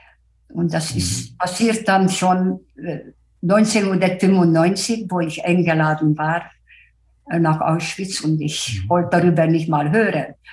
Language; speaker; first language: German; non-native, fluent; Hungarian